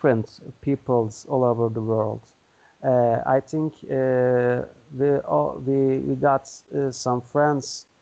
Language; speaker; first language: English; non-native, learner; Turkish